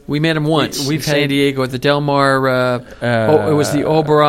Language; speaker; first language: English; native; English